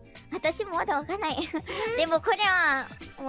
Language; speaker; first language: Japanese; non-native, learner; Indonesian